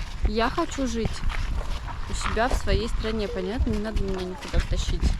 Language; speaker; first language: Russian; native; Russian